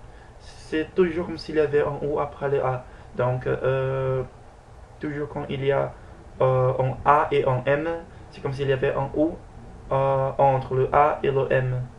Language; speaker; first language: French; non-native, fluent; Portuguese